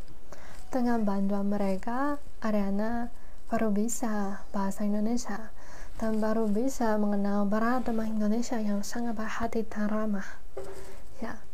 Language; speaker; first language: Indonesian; non-native, fluent; Chinese